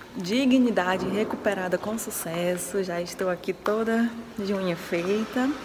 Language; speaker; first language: Portuguese; native; Portuguese